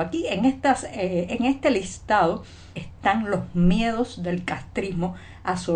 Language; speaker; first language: Spanish; native; Spanish